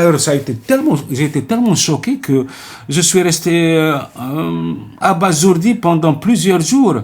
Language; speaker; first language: French; non-native, local second language; Arabic